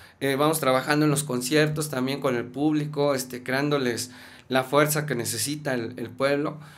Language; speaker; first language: Spanish; native; Spanish